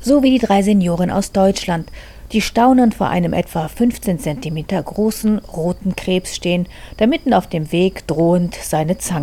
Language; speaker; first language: German; native; German